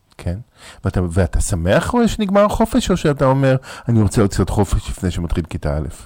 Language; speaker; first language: Hebrew; native; Hebrew